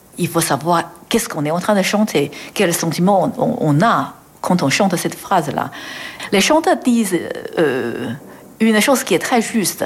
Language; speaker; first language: French; non-native, fluent; Chinese